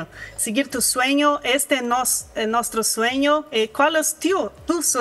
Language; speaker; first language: Spanish; non-native, learner; Portuguese